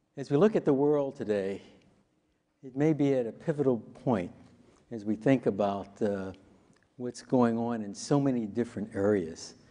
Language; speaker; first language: English; native; English